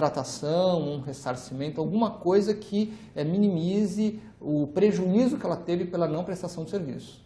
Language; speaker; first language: Portuguese; native; Portuguese